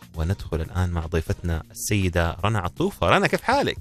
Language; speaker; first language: Arabic; native; Arabic